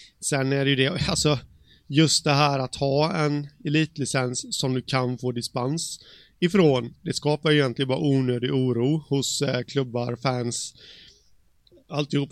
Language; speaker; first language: Swedish; native; Swedish